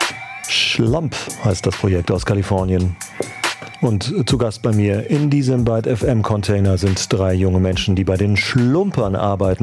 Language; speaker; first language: German; native; German